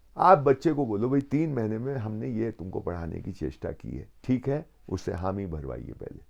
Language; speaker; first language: Hindi; native; Hindi